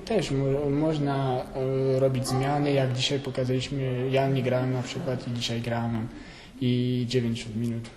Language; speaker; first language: Polish; early bilingual, heritage; French